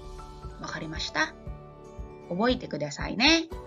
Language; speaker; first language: Japanese; non-native, fluent; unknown